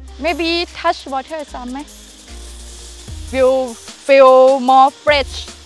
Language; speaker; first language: English; non-native, learner; Thai